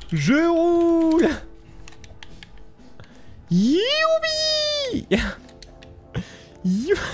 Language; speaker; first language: French; native; French